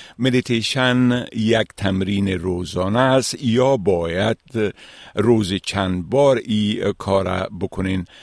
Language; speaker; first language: Persian; native; Persian